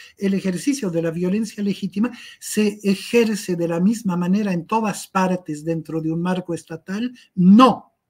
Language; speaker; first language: Spanish; native; Spanish